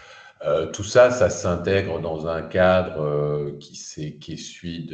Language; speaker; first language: French; native; French